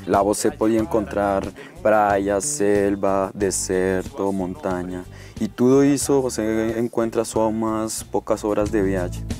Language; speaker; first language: Portuguese; non-native, learner; Spanish